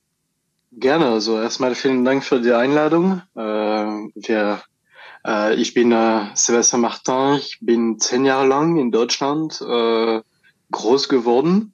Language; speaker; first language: German; non-native, learner; French